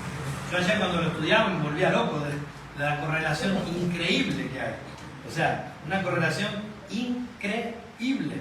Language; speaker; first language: Spanish; native; Spanish